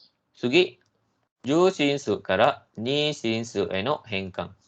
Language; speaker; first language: Japanese; non-native, fluent; Malay